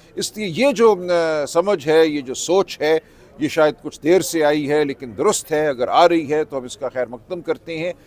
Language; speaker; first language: Urdu; native; Urdu